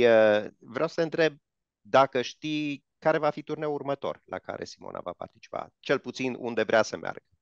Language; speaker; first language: Romanian; native; Romanian